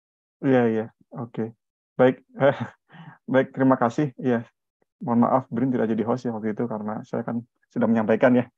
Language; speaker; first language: Indonesian; native; Indonesian